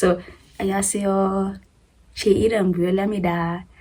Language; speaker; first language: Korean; non-native, learner; English